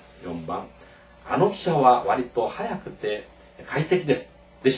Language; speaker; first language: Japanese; non-native, fluent; Korean